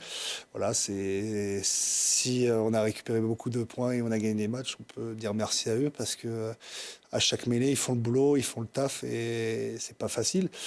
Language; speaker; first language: French; native; French